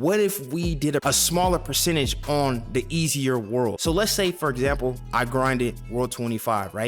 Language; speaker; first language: English; native; English